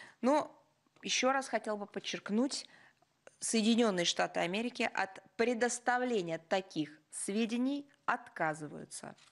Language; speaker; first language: Russian; native; Russian